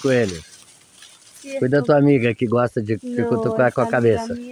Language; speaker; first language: Portuguese; native; Portuguese